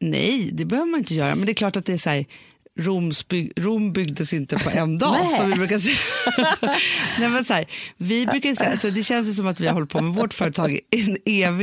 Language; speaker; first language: Swedish; native; Swedish